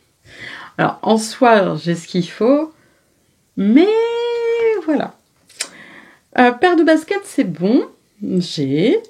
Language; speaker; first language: French; native; French